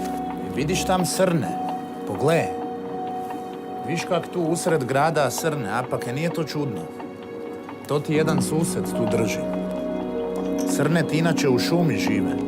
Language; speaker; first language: Croatian; native; Croatian